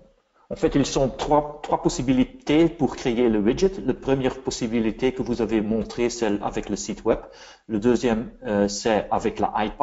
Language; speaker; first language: French; non-native, fluent; Dutch